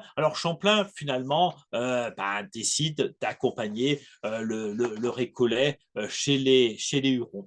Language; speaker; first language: French; native; French